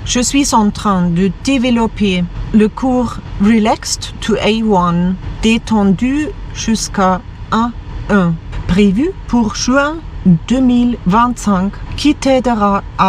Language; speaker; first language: French; non-native, fluent; German